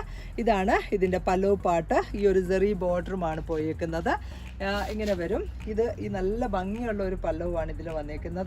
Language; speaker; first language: Malayalam; native; Malayalam